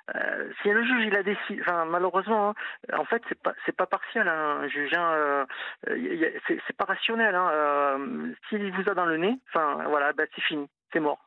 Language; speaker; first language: French; native; French